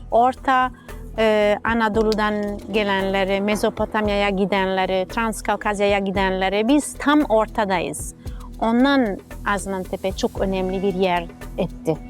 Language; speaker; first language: Turkish; non-native, learner; Italian